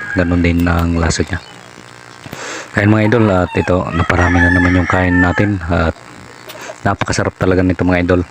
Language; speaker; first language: Filipino; non-native, local second language; Masbatenyo